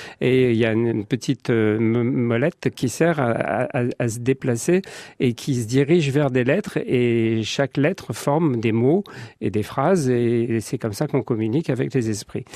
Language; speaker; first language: French; native; French